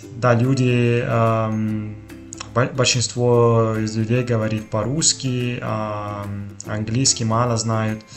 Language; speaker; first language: Russian; non-native, fluent; Italian